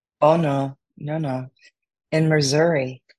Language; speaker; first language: Spanish; non-native, learner; English